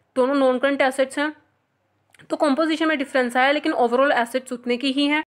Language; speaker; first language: Hindi; non-native, local second language; Punjabi